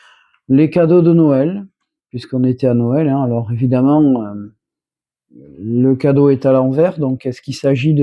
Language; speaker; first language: French; native; French